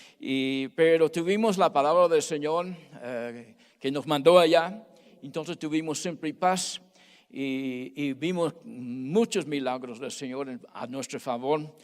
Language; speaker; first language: Spanish; non-native, fluent; English